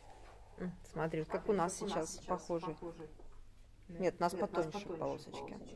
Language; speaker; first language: Russian; native; Russian